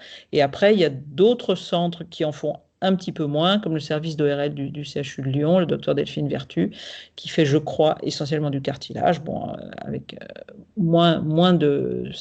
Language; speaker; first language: French; native; French